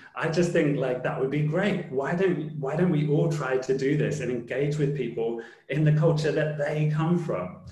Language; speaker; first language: English; native; English